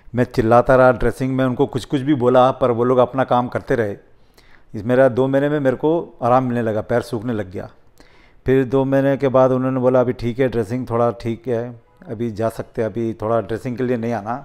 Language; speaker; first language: Hindi; native; Hindi